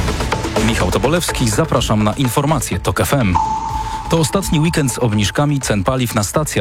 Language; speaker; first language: Polish; native; Polish